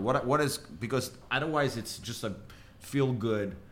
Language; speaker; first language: English; non-native, fluent; Italian